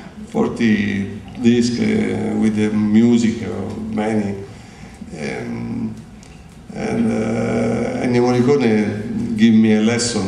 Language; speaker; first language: English; non-native, learner; Italian